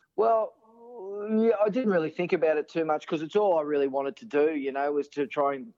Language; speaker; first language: English; native; English